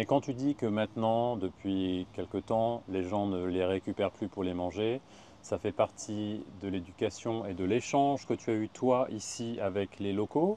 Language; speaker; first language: French; native; French